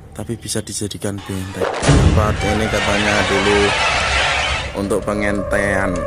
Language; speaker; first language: Indonesian; native; Indonesian